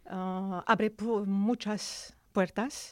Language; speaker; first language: Spanish; non-native, learner; Arabic